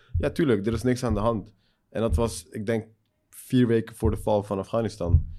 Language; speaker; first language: Dutch; early bilingual, other home language; Persian